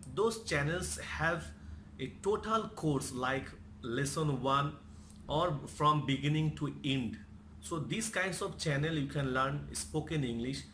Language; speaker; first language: English; non-native, local second language; Bangla